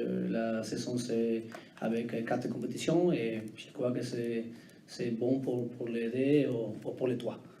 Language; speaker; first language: French; non-native, learner; Spanish